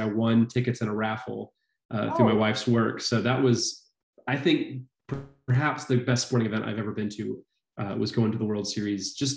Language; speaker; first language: English; native; English